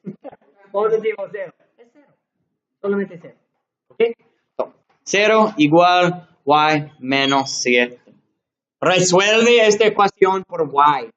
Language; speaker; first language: Spanish; non-native, learner; English